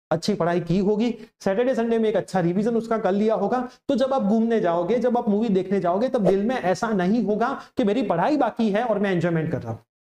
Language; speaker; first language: Hindi; non-native, local second language; Gujarati